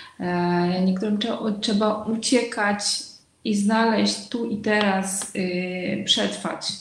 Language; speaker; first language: Polish; non-native, fluent; Russian